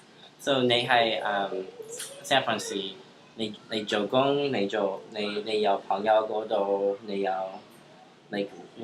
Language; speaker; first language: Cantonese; early bilingual, heritage; English